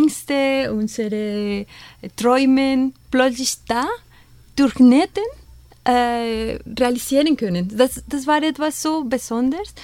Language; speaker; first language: German; non-native, fluent; Spanish